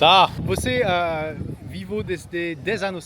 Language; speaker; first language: Portuguese; non-native, learner; French